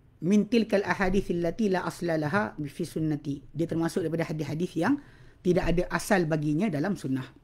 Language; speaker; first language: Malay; native; Malay